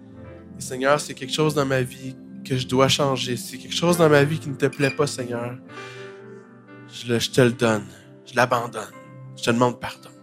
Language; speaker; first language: French; native; French